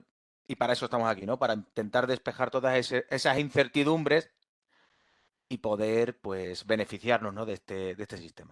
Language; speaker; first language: Spanish; native; Spanish